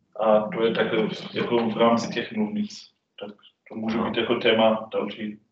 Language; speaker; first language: Czech; non-native, fluent; German